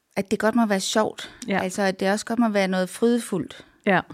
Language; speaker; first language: Danish; native; Danish